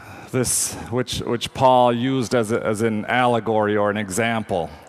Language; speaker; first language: English; native; English